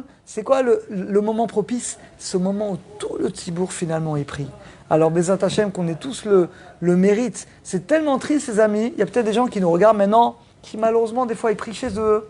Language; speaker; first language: French; native; French